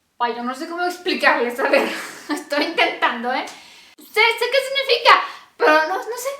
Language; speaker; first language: Spanish; non-native, fluent; Romanian